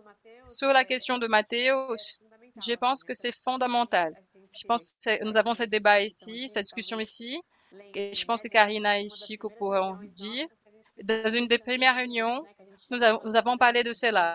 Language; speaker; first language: French; non-native, fluent; Portuguese